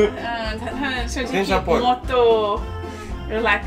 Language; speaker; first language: Japanese; non-native, learner; English